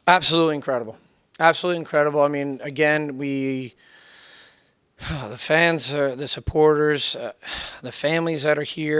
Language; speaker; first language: English; native; English